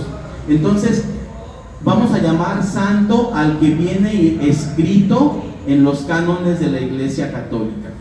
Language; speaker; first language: Spanish; native; Spanish